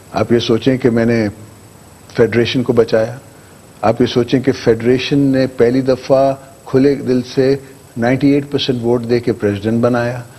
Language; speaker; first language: Urdu; non-native, local second language; English